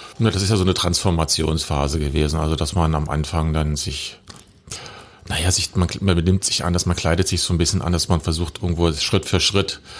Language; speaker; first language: German; native; German